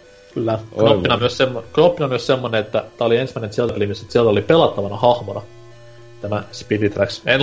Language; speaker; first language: Finnish; native; Finnish